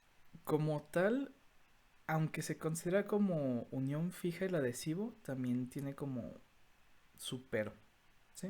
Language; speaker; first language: Spanish; native; Spanish